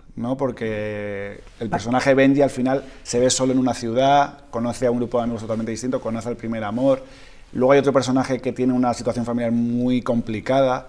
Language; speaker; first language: Spanish; native; Spanish